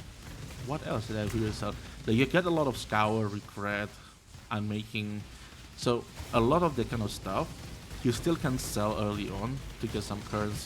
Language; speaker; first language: English; non-native, fluent; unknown